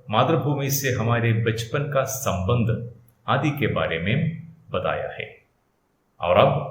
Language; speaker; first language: Hindi; non-native, local second language; Malayalam